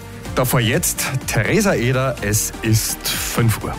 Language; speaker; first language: German; native; German